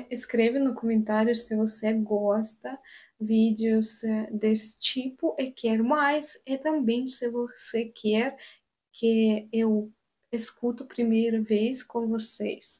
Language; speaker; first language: Portuguese; non-native, learner; Russian